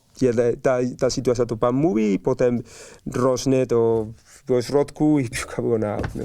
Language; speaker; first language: Polish; non-native, learner; Spanish